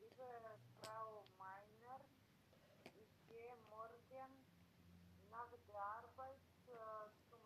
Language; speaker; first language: German; non-native, learner; Macedonian